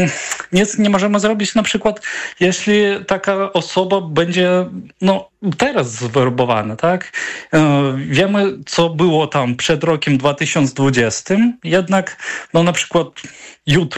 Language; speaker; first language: Polish; non-native, fluent; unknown